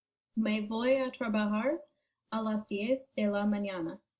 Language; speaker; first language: Spanish; non-native, learner; English